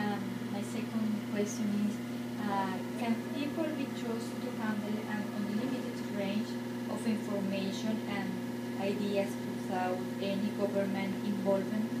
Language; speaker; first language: English; non-native, learner; Spanish